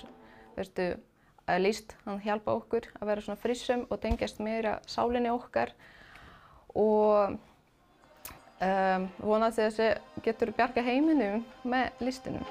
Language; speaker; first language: Icelandic; non-native, learner; Ukrainian